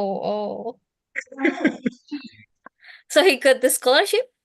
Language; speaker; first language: English; non-native, fluent; Indonesian